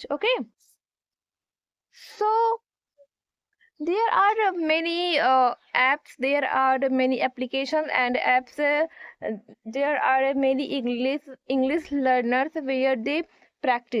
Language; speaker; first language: English; non-native, learner; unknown